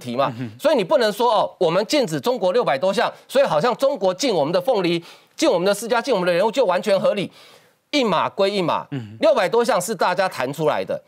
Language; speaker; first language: Chinese; native; Chinese